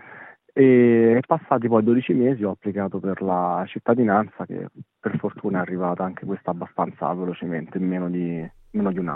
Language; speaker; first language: Italian; native; Italian